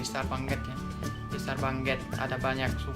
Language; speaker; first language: Indonesian; non-native, fluent; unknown